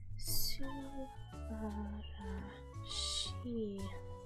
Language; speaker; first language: Japanese; non-native, learner; English